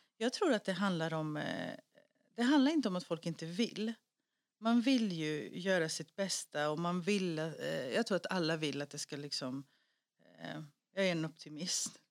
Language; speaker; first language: Swedish; early bilingual, other home language; Greek